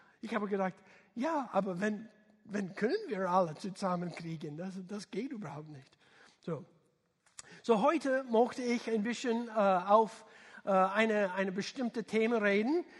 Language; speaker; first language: German; non-native, learner; English